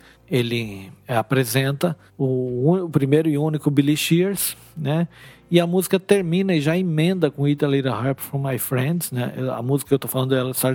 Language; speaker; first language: Portuguese; native; Portuguese